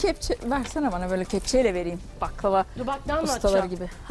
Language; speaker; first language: Turkish; native; Turkish